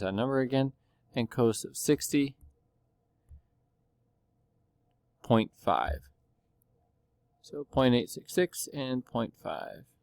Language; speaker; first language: English; native; English